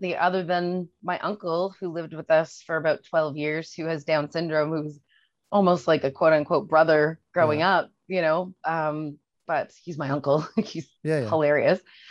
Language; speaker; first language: English; native; English